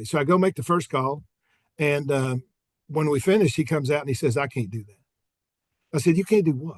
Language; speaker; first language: English; native; English